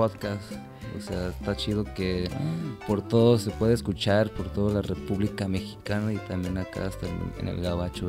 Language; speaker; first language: Spanish; early bilingual, heritage; Spanish